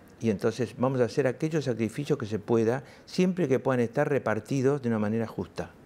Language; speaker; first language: Spanish; native; Spanish